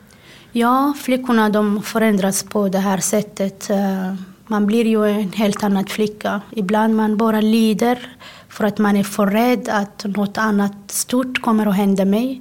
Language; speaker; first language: Swedish; non-native, fluent; Somali